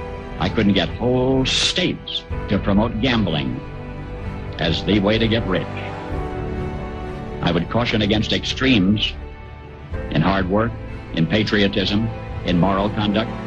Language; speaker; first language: English; native; English